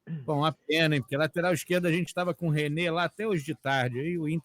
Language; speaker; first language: Portuguese; native; Portuguese